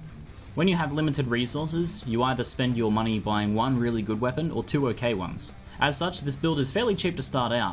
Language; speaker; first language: English; native; English